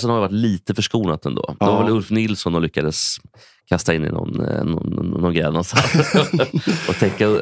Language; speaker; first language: Swedish; native; Swedish